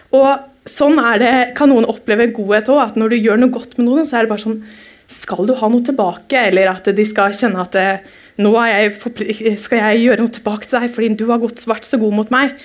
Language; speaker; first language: Norwegian; native; Norwegian